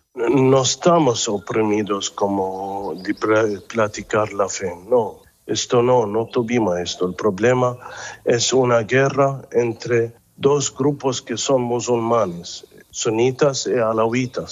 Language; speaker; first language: Spanish; non-native, fluent; Arabic